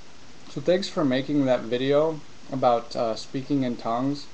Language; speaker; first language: English; native; English